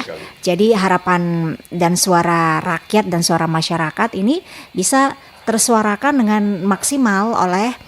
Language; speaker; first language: Indonesian; native; Indonesian